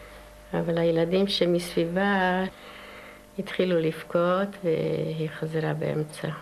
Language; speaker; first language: Hebrew; non-native, fluent; Yiddish